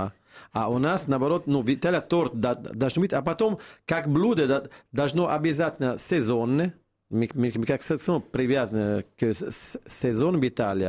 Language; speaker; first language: Russian; non-native, fluent; Italian